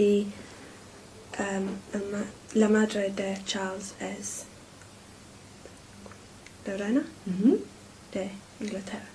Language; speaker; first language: Spanish; non-native, learner; English